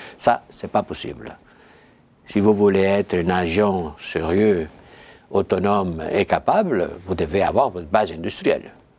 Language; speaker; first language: French; non-native, fluent; Spanish